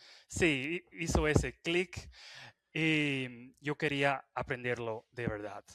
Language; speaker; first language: Spanish; non-native, fluent; English